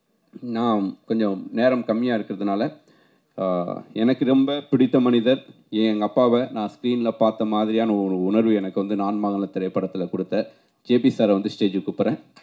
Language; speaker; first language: Tamil; native; Tamil